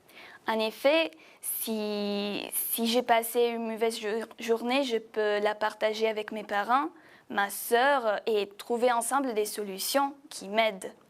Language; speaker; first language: French; non-native, fluent; Italian